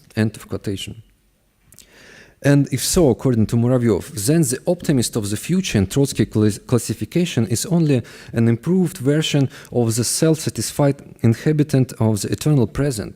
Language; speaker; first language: English; non-native, fluent; Russian